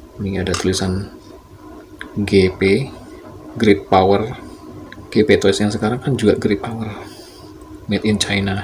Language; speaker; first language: Indonesian; native; Indonesian